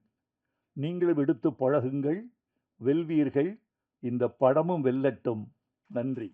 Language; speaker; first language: Tamil; native; Tamil